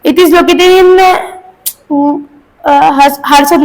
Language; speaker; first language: English; non-native, learner; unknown